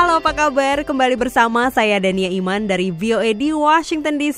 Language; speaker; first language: Indonesian; native; Indonesian